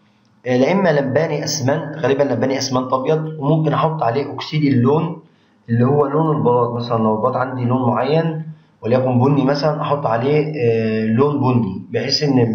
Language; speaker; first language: Arabic; native; Arabic